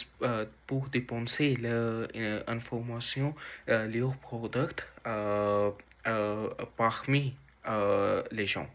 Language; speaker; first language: French; non-native, learner; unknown